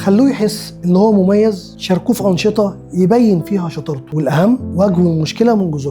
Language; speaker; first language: Arabic; native; Arabic